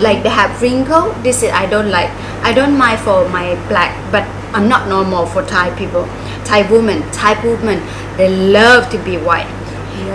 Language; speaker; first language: English; non-native, learner; Thai